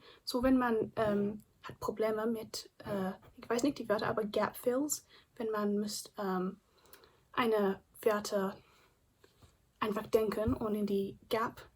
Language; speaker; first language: German; non-native, learner; English